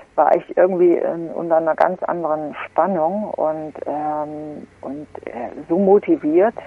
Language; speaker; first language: German; native; German